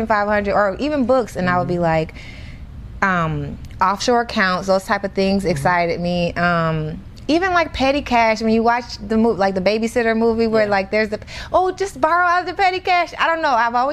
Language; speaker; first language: English; native; English